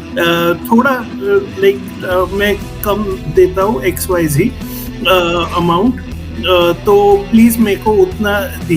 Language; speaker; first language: Hindi; native; Hindi